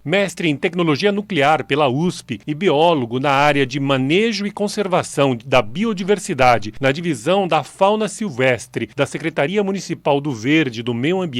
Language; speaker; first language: Portuguese; native; Portuguese